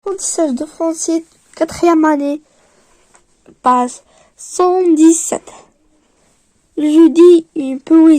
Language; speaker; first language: French; non-native, learner; Arabic